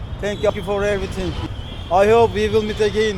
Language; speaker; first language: English; non-native, learner; Turkish